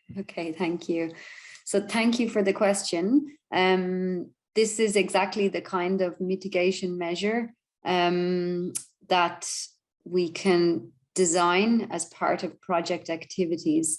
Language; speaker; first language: English; non-native, fluent; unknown